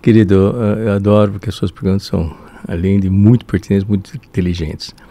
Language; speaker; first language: Portuguese; early bilingual, other home language; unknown